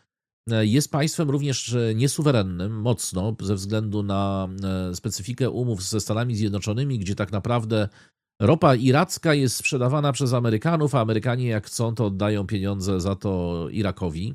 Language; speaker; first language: Polish; native; Polish